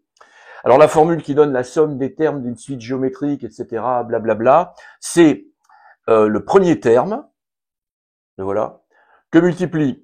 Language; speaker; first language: French; native; French